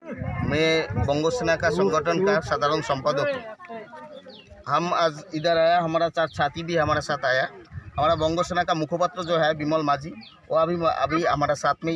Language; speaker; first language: Hindi; non-native, local second language; Bangla